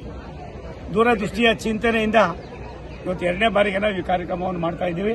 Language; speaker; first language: Kannada; native; Kannada